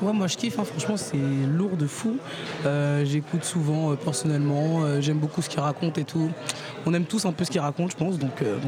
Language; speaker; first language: French; native; French